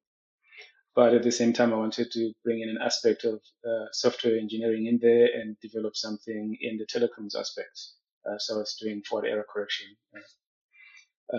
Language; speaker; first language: English; non-native, local second language; Swati